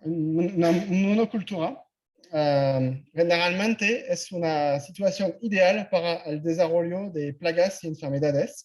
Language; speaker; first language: Spanish; non-native, fluent; French